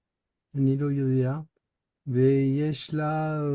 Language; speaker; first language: Hebrew; non-native, learner; French